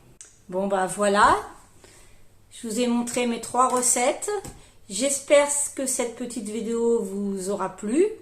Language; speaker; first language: French; native; French